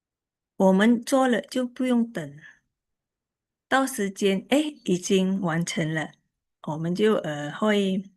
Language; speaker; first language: Chinese; early bilingual, heritage; Chinese